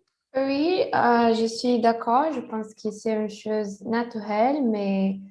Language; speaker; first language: French; non-native, learner; Portuguese